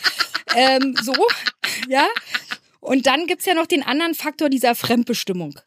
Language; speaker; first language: German; native; German